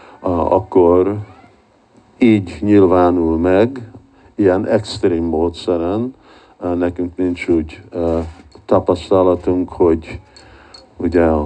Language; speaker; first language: Hungarian; early bilingual, heritage; Hungarian